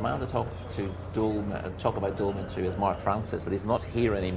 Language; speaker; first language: English; native; English